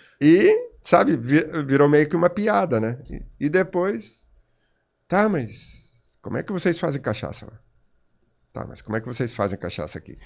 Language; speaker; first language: Portuguese; non-native, local second language; German